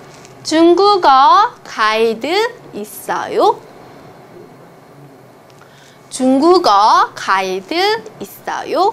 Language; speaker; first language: Korean; non-native, fluent; Chinese